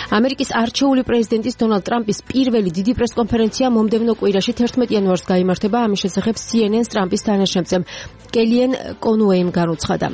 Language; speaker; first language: Georgian; native; Georgian